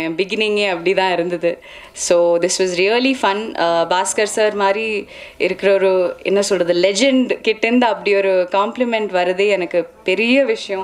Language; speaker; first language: Tamil; non-native, local second language; Malayalam